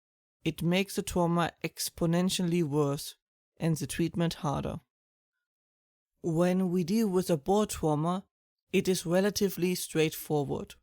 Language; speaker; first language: English; non-native, fluent; German